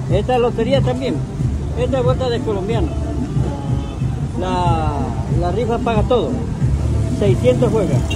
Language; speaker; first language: Spanish; native; Spanish